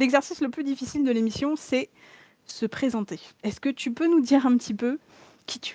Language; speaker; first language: French; native; French